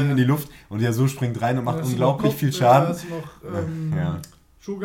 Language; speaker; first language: German; native; German